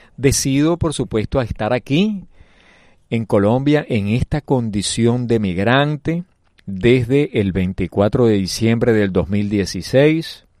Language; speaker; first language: Spanish; native; Spanish